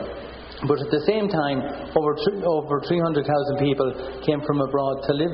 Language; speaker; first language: English; native; English